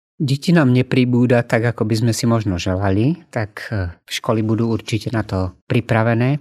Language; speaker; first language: Slovak; native; Slovak